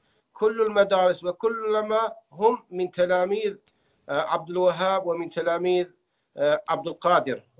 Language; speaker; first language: Arabic; non-native, fluent; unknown